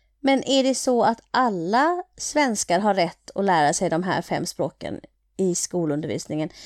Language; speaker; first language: Swedish; early bilingual, other home language; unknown